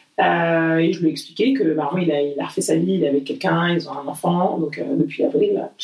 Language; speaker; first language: French; early bilingual, other home language; Portuguese